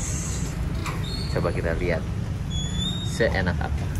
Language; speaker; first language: Indonesian; native; Indonesian